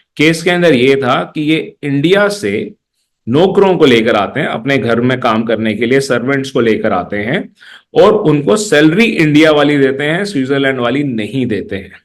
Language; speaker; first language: Hindi; native; Hindi